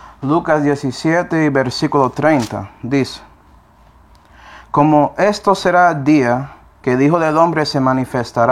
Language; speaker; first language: Spanish; non-native, fluent; English